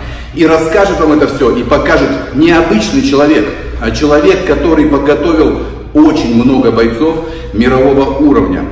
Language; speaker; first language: Russian; native; Russian